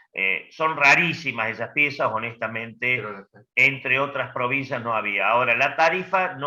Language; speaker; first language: Spanish; native; Spanish